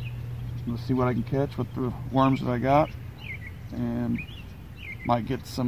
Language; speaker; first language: English; native; English